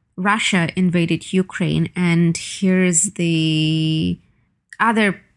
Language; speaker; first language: English; non-native, fluent; Ukrainian